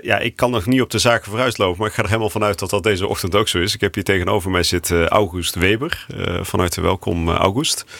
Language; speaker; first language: Dutch; native; Dutch